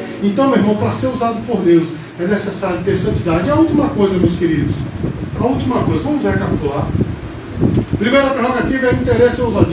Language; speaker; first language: Portuguese; native; Portuguese